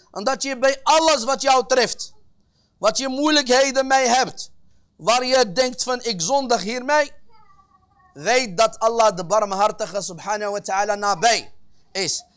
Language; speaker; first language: Dutch; early bilingual, other home language; Arabic